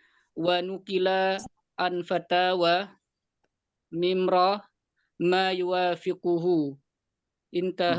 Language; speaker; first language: Arabic; non-native, fluent; Indonesian